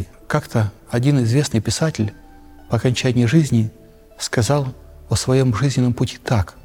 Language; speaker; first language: Russian; native; Russian